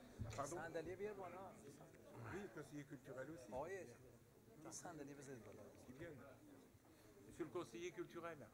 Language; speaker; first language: French; native; French